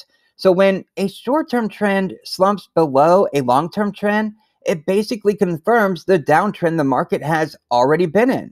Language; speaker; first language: English; native; English